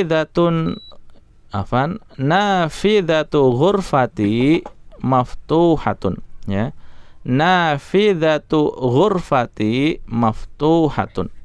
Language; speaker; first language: Arabic; non-native, fluent; Indonesian